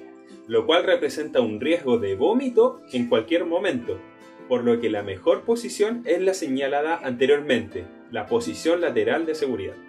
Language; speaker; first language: Spanish; native; Spanish